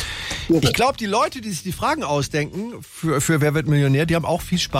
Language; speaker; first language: German; native; German